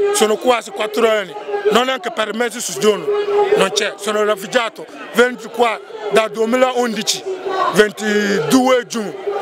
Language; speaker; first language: Italian; non-native, learner; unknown